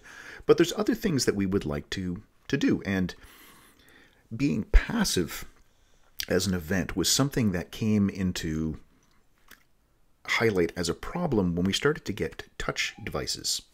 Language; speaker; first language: English; native; English